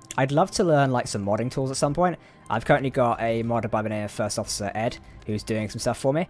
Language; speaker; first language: English; native; English